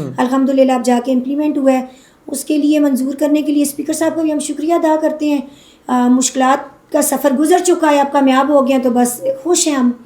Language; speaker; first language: Urdu; non-native, local second language; Northern Hindko